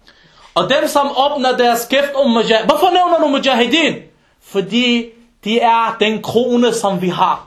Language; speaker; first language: Danish; early bilingual, other home language; Arabic